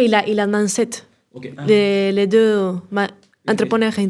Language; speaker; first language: French; non-native, learner; Spanish